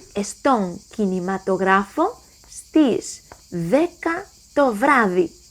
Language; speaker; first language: Greek; non-native, learner; English